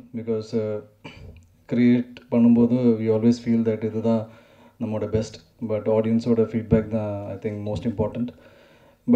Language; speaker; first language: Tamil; non-native, learner; Malayalam